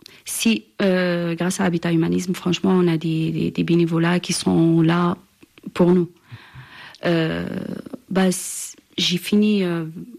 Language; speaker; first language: French; non-native, local second language; Arabic